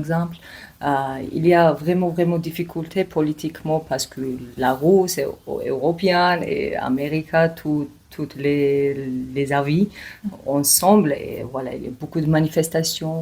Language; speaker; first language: French; non-native, learner; Georgian